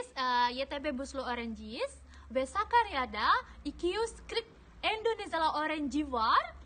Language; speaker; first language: Turkish; non-native, learner; Indonesian